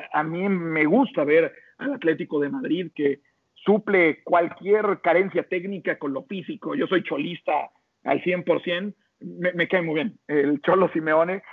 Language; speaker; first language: Spanish; native; Spanish